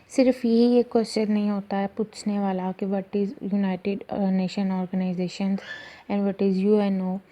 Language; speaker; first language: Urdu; non-native, local second language; Punjabi